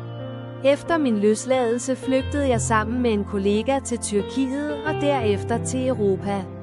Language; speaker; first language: Danish; non-native, fluent; Persian